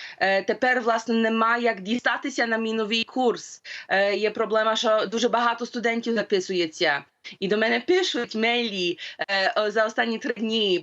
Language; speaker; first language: Ukrainian; early bilingual, heritage; Ukrainian